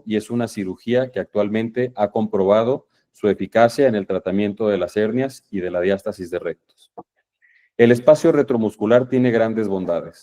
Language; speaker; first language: Spanish; native; Spanish